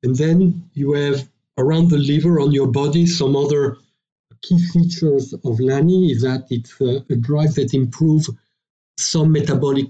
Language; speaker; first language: English; non-native, fluent; French